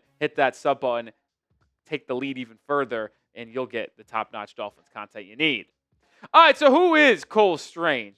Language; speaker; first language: English; native; English